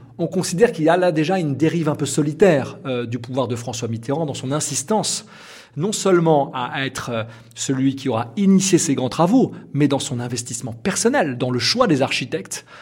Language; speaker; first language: French; native; French